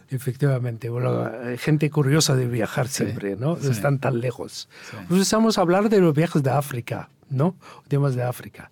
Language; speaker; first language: Spanish; non-native, fluent; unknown